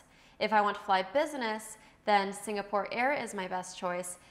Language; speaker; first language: English; native; English